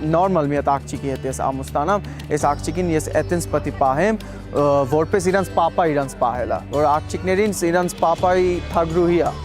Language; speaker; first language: Armenian; non-native, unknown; Bangla